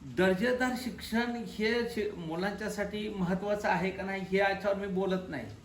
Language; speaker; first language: Marathi; native; Marathi